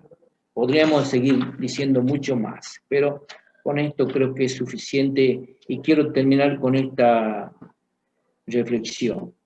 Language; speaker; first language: Spanish; native; Spanish